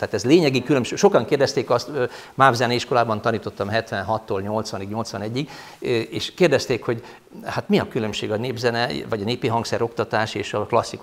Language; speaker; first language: Hungarian; native; Hungarian